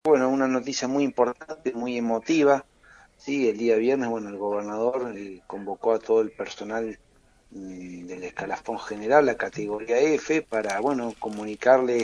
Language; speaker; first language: Spanish; native; Spanish